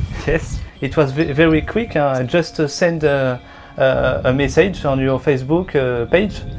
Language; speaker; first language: English; non-native, learner; French